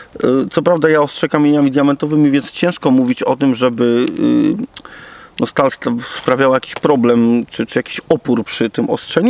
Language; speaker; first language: Polish; native; Polish